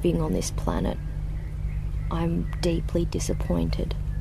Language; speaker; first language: English; native; English